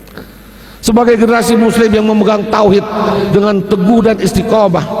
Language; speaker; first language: Indonesian; native; Indonesian